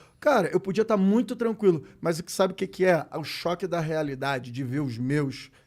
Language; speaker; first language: Portuguese; native; Portuguese